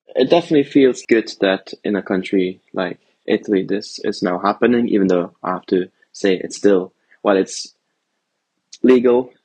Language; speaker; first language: English; early bilingual, other home language; Italian